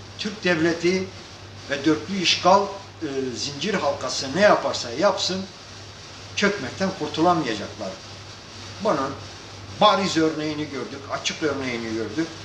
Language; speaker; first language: Turkish; non-native, local second language; Kurdish